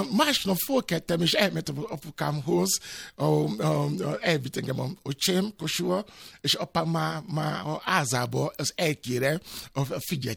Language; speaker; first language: Hungarian; non-native, fluent; Yoruba